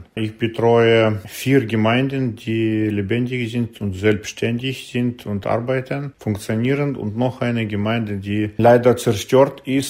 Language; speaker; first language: German; non-native, learner; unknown